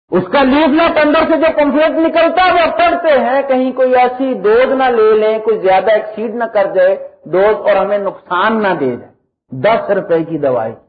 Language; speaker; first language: Urdu; non-native, local second language; Punjabi